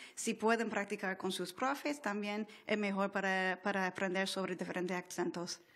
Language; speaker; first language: Spanish; non-native, fluent; English